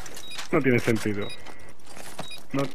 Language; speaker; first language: Spanish; native; Spanish